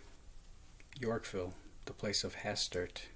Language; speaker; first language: English; native; English